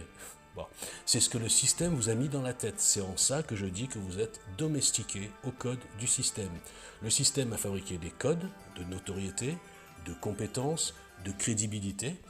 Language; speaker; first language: French; native; French